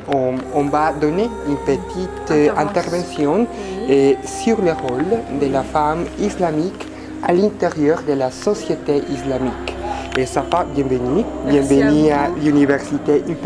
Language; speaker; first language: French; non-native, fluent; Spanish